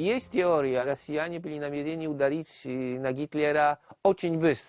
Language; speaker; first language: Ukrainian; non-native, learner; Polish